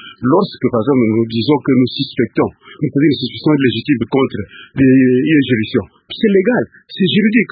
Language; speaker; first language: French; non-native, local second language; Kongo